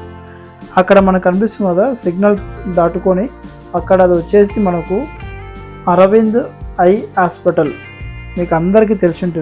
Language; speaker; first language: Telugu; native; Telugu